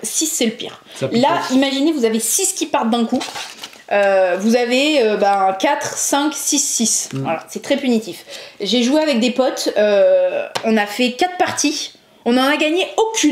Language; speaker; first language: French; native; French